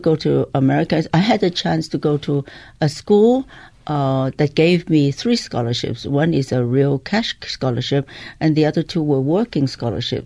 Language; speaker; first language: English; non-native, local second language; Cantonese